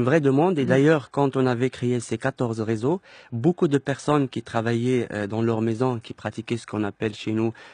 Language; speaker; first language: French; non-native, local second language; Arabic